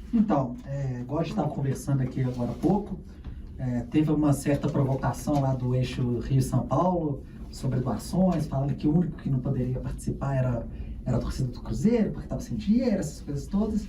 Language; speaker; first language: Portuguese; native; Portuguese